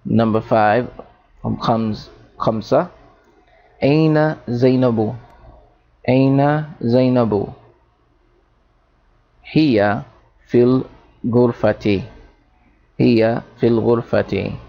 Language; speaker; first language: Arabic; non-native, fluent; English